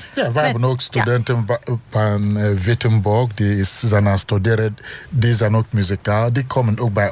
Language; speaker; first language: Dutch; non-native, learner; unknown